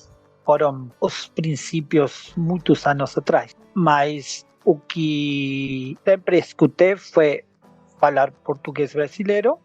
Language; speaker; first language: Portuguese; non-native, learner; Spanish